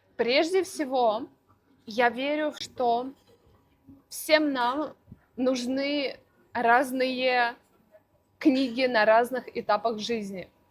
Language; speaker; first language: Russian; native; Russian